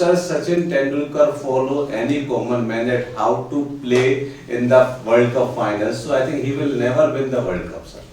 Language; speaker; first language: English; non-native, local second language; Hindi